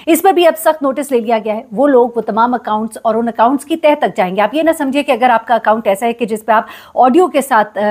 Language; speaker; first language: Urdu; native; Urdu